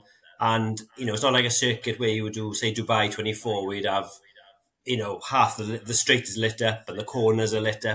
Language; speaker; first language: English; native; English